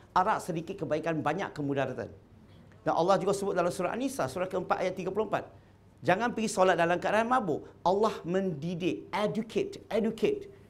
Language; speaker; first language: Malay; non-native, local second language; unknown